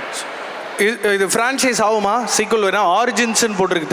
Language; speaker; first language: Tamil; native; Tamil